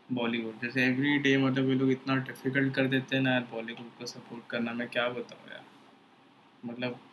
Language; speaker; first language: Hindi; native; Hindi